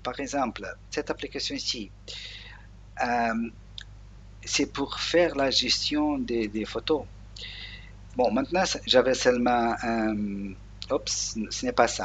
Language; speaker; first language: French; non-native, learner; Portuguese